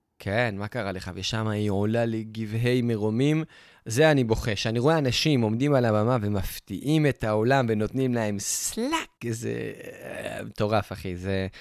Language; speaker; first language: Hebrew; native; Hebrew